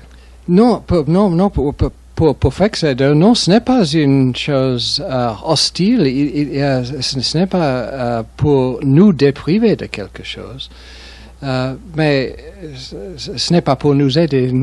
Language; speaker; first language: French; non-native, fluent; English